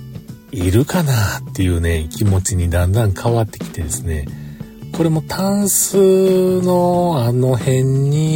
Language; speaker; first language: Japanese; native; Japanese